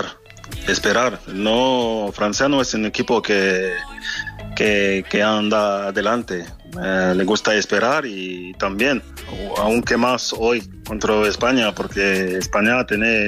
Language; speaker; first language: Spanish; non-native, fluent; French